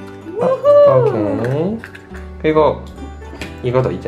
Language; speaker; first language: Korean; non-native, fluent; Japanese